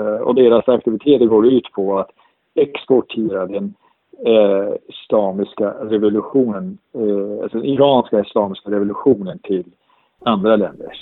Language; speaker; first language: Swedish; non-native, fluent; Persian